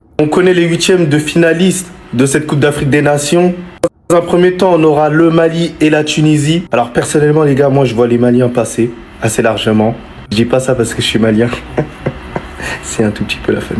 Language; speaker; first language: French; early bilingual, other home language; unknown